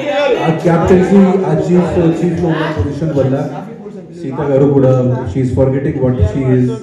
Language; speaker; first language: Telugu; non-native, fluent; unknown